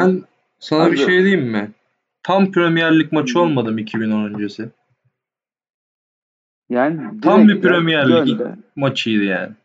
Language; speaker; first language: Turkish; native; Turkish